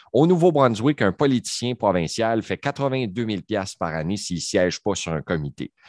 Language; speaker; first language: French; native; French